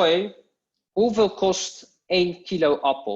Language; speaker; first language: Dutch; non-native, fluent; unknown